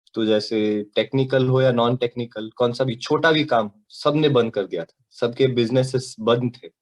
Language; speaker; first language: Hindi; non-native, local second language; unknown